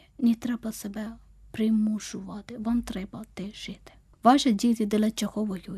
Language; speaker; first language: Ukrainian; non-native, learner; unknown